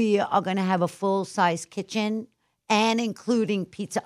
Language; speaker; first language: English; early bilingual, other home language; Italian